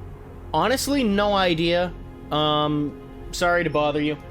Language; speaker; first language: English; native; English